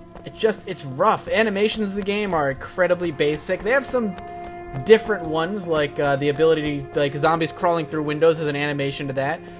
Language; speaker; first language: English; native; English